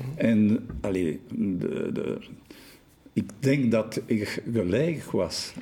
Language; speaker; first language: Dutch; non-native, local second language; French